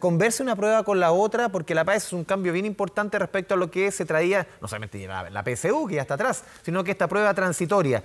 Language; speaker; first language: Spanish; native; Spanish